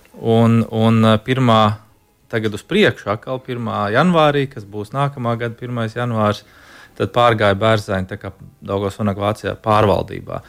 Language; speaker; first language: Latvian; native; Latvian